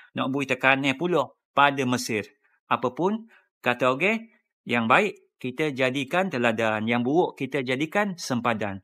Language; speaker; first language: Malay; native; Malay